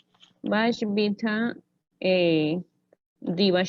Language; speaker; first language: German; non-native, learner; Spanish